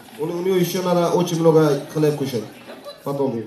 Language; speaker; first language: Russian; non-native, learner; Turkish